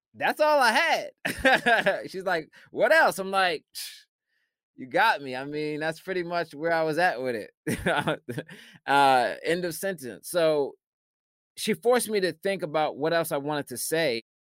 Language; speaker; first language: English; early bilingual, other home language; Shona